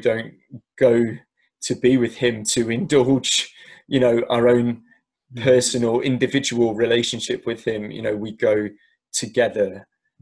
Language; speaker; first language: English; native; English